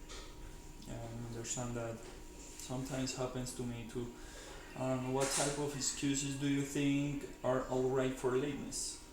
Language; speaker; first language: English; non-native, learner; Spanish